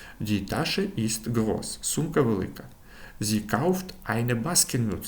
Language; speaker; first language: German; non-native, fluent; Ukrainian